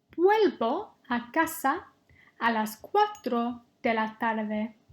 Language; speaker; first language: Spanish; non-native, fluent; English